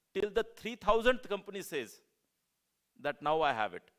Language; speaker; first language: English; non-native, local second language; Marathi